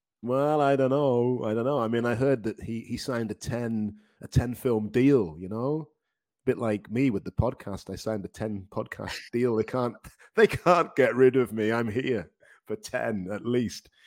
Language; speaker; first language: English; native; English